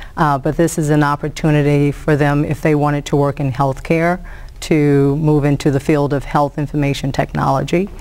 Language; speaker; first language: English; native; English